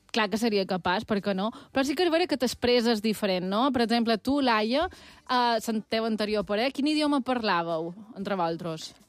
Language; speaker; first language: Catalan; native; Catalan